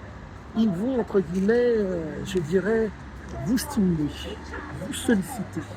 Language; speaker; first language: French; native; French